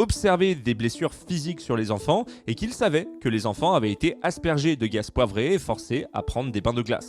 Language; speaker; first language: French; native; French